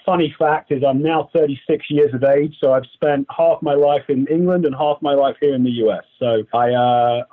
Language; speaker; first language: English; native; English